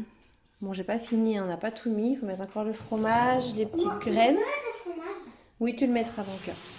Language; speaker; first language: French; native; French